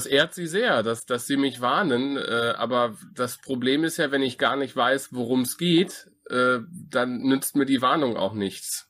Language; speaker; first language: German; native; German